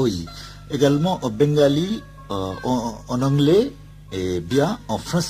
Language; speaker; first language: French; non-native, fluent; Bangla